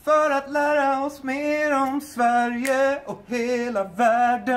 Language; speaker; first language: Swedish; non-native, learner; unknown